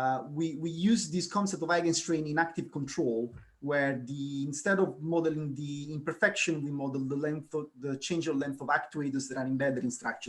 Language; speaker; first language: English; non-native, fluent; Italian